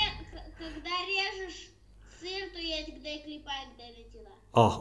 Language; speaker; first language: Russian; early bilingual, heritage; Russian